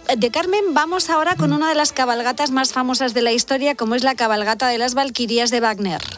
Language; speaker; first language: Spanish; native; Spanish